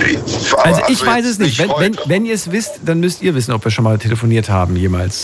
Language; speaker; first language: German; native; German